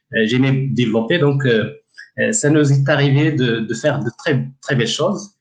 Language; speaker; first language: French; non-native, local second language; Tachelhit